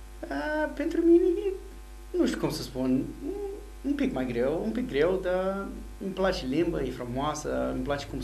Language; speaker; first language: Romanian; non-native, fluent; English